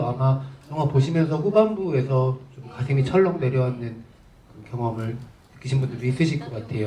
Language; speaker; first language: Korean; native; Korean